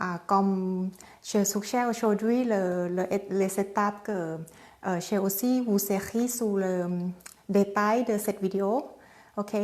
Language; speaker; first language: French; non-native, learner; Thai